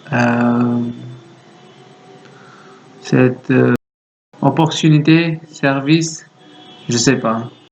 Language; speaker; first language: French; non-native, learner; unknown